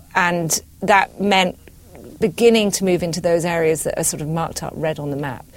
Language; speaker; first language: English; native; English